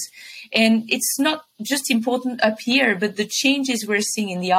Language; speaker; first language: English; non-native, fluent; French